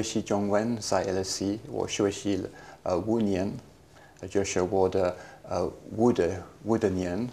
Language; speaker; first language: Chinese; non-native, learner; English